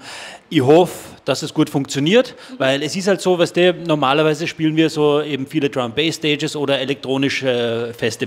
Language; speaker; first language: German; native; German